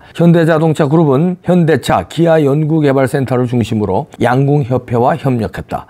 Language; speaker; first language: Korean; native; Korean